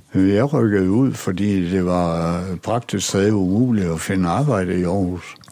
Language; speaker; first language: Danish; native; Danish